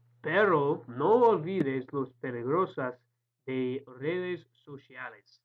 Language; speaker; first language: Spanish; non-native, learner; English